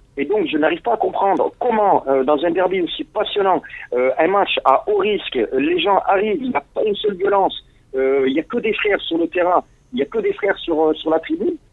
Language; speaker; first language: French; non-native, local second language; Arabic